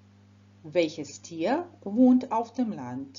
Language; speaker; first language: German; non-native, fluent; Croatian